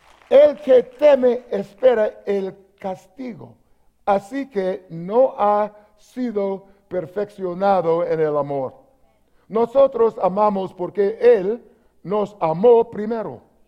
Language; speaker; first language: Spanish; non-native, learner; English